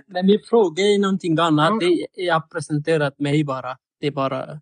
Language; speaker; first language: Swedish; non-native, learner; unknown